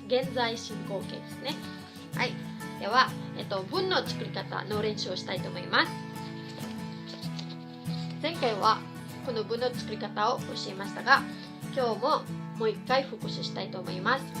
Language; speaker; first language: Japanese; non-native, fluent; Cebuano